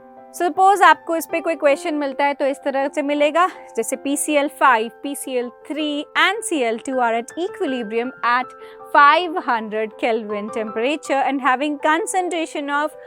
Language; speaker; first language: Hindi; native; Hindi